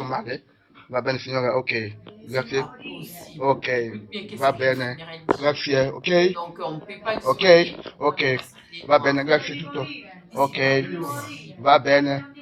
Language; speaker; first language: Italian; non-native, learner; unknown